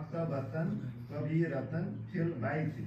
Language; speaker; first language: Arabic; non-native, learner; Kashmiri